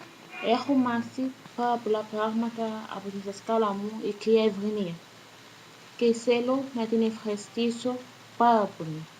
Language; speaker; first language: Greek; non-native, learner; Arabic